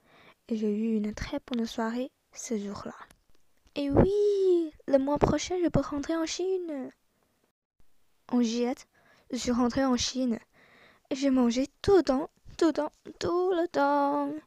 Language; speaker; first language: French; non-native, learner; Chinese